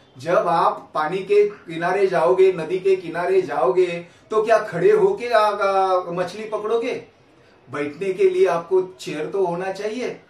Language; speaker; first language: Hindi; non-native, local second language; Marathi